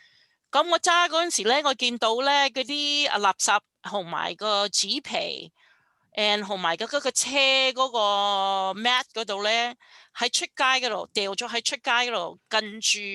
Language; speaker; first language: Cantonese; early bilingual, heritage; Cantonese